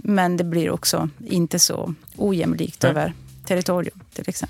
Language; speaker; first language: Swedish; non-native, fluent; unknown